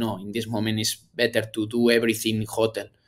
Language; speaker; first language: English; non-native, learner; Spanish